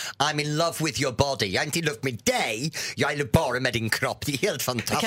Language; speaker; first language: Swedish; non-native, fluent; English